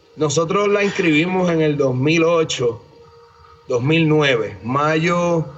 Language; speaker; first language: Spanish; native; Spanish